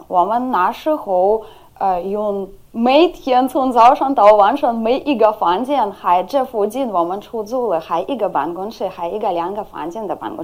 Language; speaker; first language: Chinese; non-native, learner; Ukrainian